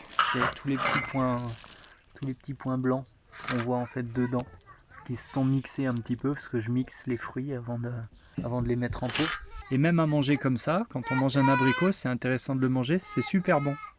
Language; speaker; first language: French; native; French